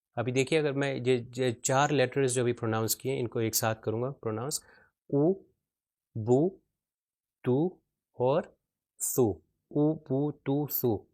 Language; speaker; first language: Urdu; non-native, local second language; Punjabi